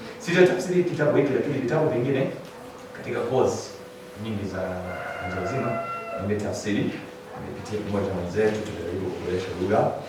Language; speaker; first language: Swahili; non-native, fluent; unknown